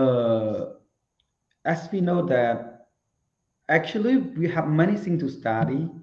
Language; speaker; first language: English; non-native, learner; Khmer